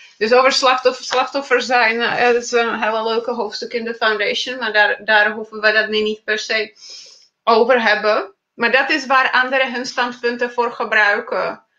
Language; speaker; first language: Dutch; non-native, fluent; Czech